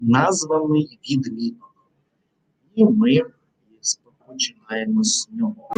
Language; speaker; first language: Ukrainian; non-native, learner; Russian